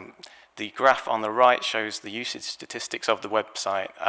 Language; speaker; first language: English; native; English